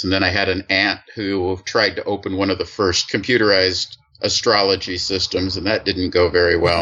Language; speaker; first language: English; native; English